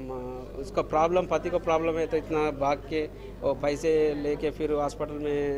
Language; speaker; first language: Hindi; non-native, local second language; Marathi